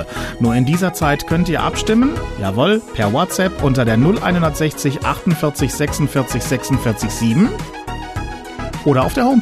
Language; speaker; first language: German; native; German